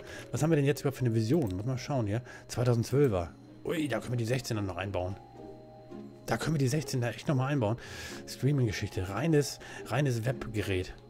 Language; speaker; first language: German; native; German